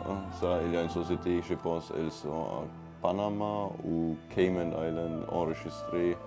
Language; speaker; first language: French; non-native, learner; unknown